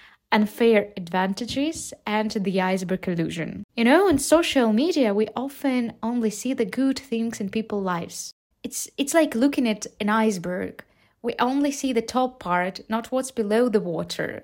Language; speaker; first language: English; non-native, fluent; Ukrainian